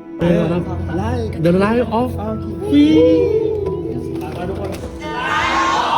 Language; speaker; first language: Thai; native; Thai